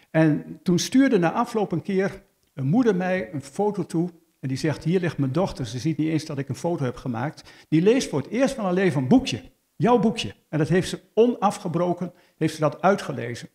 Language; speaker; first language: Dutch; native; Dutch